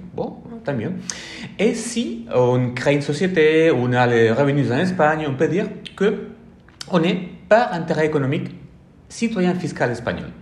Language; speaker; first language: French; non-native, fluent; Spanish